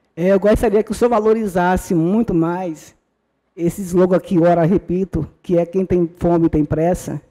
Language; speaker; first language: Portuguese; native; Portuguese